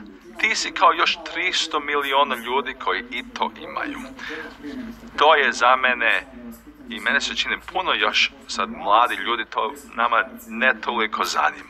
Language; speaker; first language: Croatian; early bilingual, heritage; Croatian